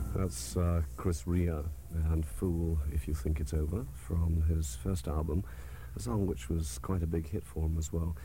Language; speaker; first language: English; native; English